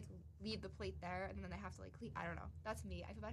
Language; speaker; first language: English; native; English